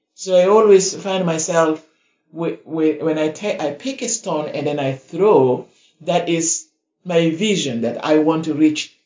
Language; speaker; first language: English; non-native, fluent; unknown